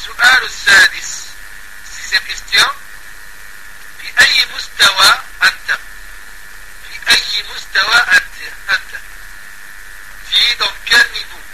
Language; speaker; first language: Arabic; non-native, fluent; French